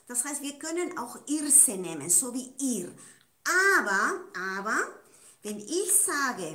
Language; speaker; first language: German; non-native, fluent; Spanish